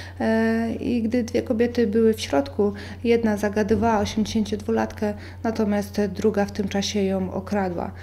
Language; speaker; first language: Polish; native; Polish